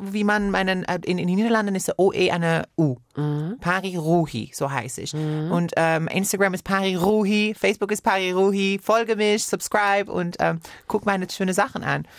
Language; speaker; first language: German; non-native, fluent; Persian